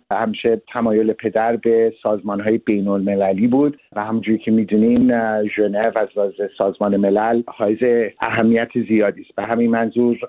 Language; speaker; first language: Persian; early bilingual, other home language; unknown